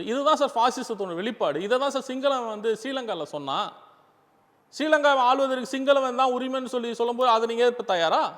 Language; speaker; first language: Tamil; non-native, local second language; Urdu